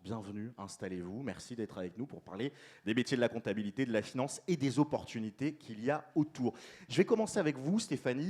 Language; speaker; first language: French; native; French